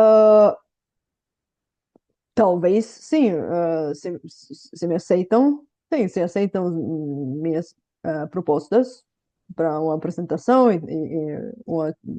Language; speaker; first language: Portuguese; non-native, fluent; Bulgarian